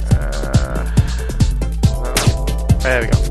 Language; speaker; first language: English; native; English